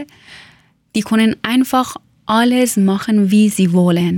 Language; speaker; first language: German; non-native, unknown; Persian